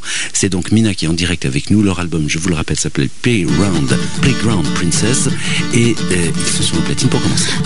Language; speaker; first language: French; native; French